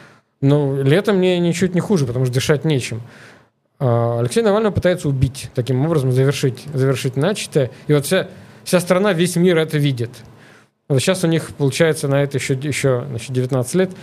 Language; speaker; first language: Russian; native; Russian